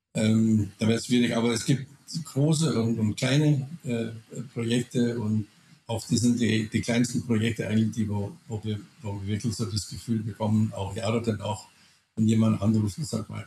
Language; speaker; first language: German; non-native, fluent; Danish